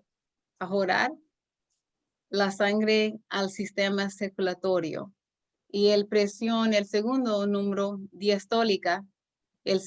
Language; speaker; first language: Spanish; non-native, learner; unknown